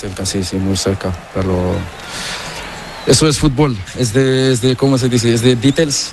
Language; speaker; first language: Spanish; non-native, learner; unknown